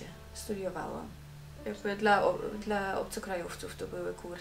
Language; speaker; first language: Polish; non-native, fluent; Dutch